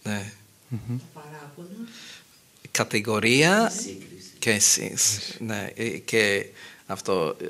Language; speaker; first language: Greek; non-native, fluent; English